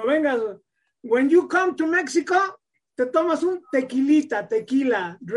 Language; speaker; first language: Spanish; native; Spanish